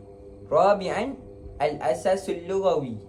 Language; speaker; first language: Arabic; non-native, learner; Malay